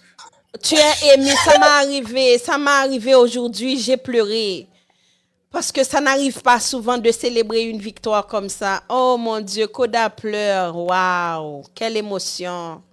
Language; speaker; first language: French; non-native, local second language; Haitian Creole